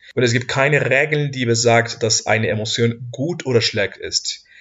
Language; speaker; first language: German; non-native, fluent; Spanish